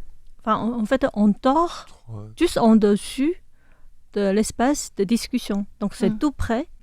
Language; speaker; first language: French; non-native, fluent; Chinese